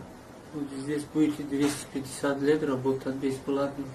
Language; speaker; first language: Russian; non-native, learner; Tajik